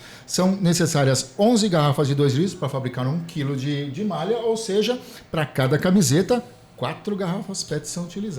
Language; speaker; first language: Portuguese; native; Portuguese